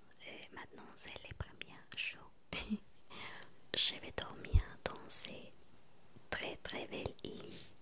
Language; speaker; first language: French; non-native, learner; Spanish